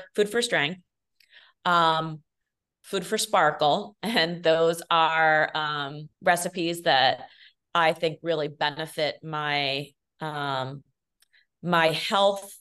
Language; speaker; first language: English; early bilingual, other home language; Spanish